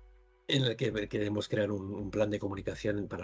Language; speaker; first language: Spanish; native; Spanish